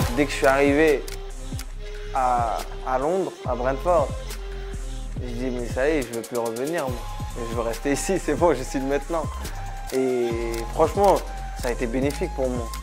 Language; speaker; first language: French; early bilingual, other home language; Arabic